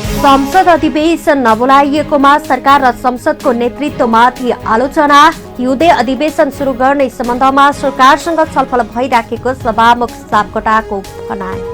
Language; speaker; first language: Nepali; native; Nepali